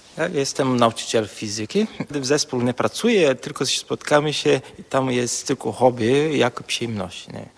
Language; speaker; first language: Polish; early bilingual, heritage; Polish